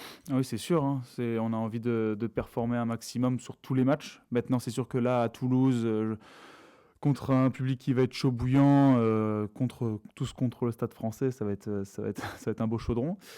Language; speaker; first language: French; native; French